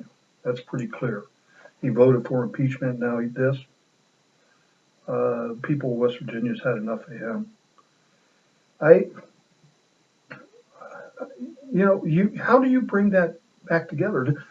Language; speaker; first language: English; native; English